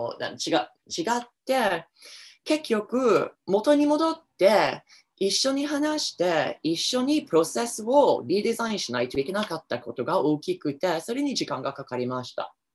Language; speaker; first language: Japanese; non-native, fluent; English